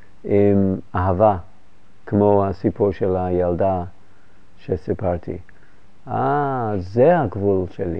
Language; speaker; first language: Hebrew; non-native, fluent; English